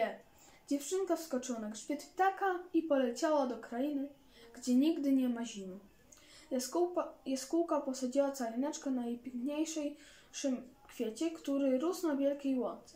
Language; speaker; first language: Polish; native; Polish